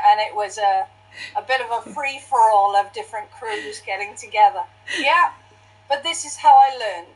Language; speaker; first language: English; native; English